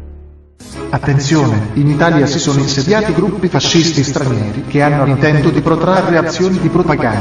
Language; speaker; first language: Italian; native; Italian